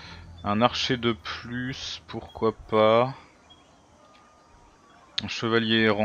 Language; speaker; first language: French; native; French